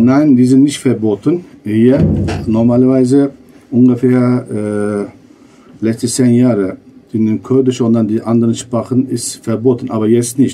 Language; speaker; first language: German; non-native, learner; Kurdish